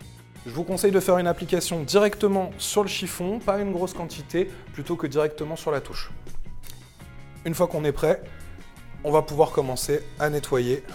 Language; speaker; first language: French; native; French